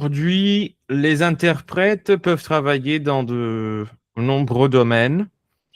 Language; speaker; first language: French; non-native, fluent; Spanish